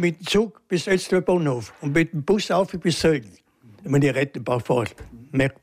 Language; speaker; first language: German; native; German